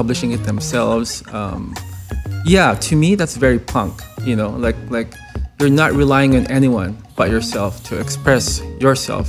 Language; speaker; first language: English; non-native, local second language; Filipino